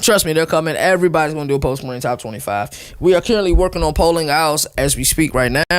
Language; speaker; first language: English; native; English